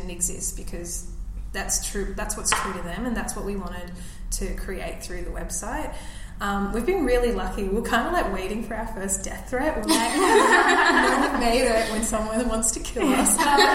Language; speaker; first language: English; native; English